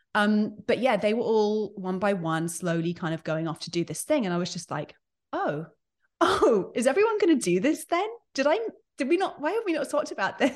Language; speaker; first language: English; native; English